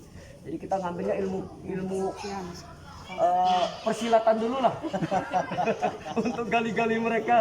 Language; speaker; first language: Indonesian; native; Indonesian